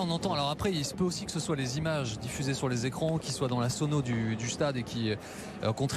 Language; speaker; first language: French; native; French